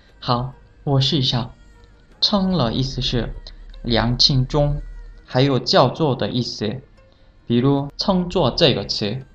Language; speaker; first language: Chinese; non-native, learner; Korean